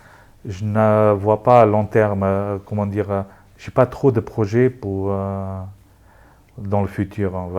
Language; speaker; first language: French; non-native, local second language; Luxembourgish